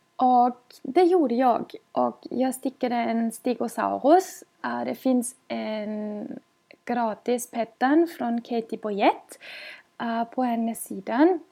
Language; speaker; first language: Swedish; non-native, fluent; German